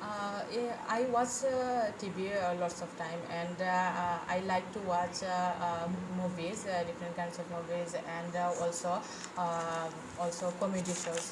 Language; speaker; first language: English; non-native, fluent; Bangla